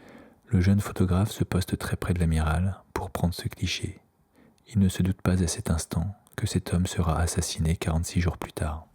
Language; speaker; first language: French; native; French